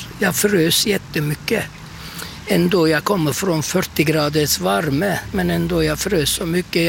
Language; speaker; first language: Swedish; non-native, fluent; Turkish